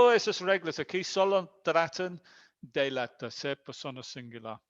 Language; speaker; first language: Spanish; non-native, fluent; English